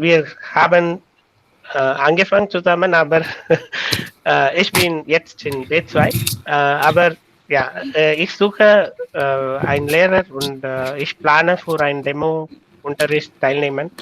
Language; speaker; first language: German; non-native, fluent; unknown